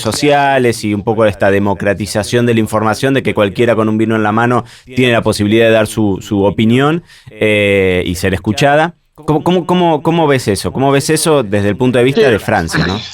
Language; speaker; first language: Spanish; native; Spanish